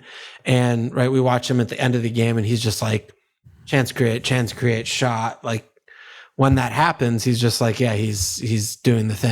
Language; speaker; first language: English; native; English